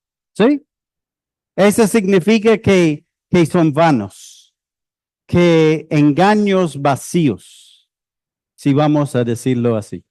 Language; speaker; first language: Spanish; non-native, fluent; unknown